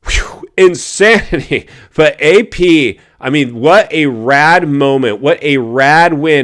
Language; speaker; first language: English; native; English